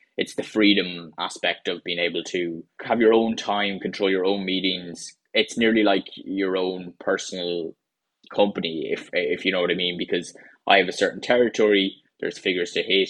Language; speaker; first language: English; native; English